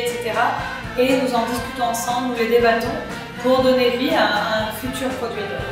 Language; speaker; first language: French; native; French